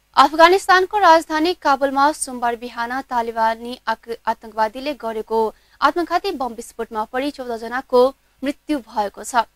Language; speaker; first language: Nepali; non-native, local second language; Maithili